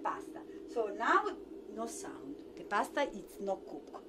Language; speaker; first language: English; non-native, learner; Italian